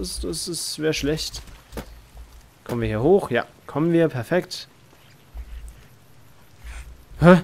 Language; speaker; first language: German; native; German